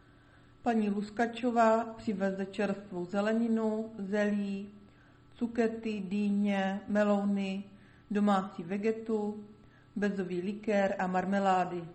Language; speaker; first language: Czech; native; Czech